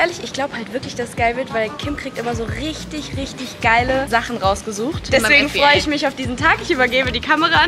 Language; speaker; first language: German; native; German